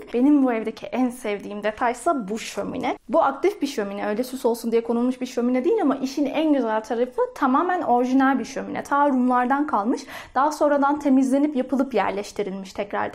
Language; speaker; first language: Turkish; native; Turkish